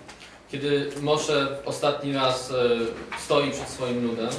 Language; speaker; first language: Polish; native; Polish